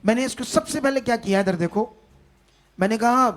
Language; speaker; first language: Hindi; non-native, local second language; Punjabi